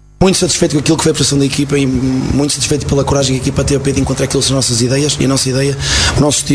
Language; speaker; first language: Portuguese; native; Portuguese